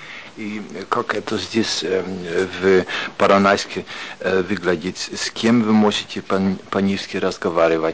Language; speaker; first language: Russian; non-native, fluent; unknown